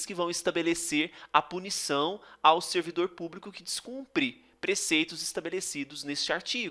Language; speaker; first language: Portuguese; native; Portuguese